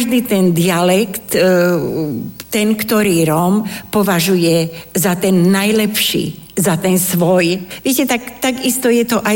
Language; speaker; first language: Slovak; non-native, local second language; Romany